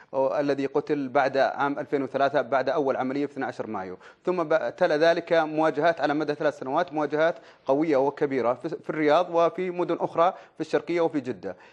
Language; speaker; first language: Arabic; native; Arabic